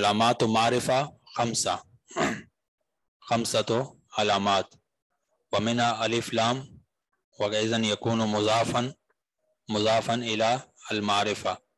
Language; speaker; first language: Arabic; non-native, fluent; Urdu